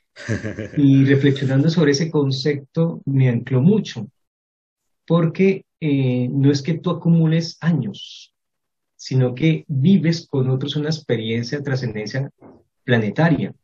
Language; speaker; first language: Spanish; native; Spanish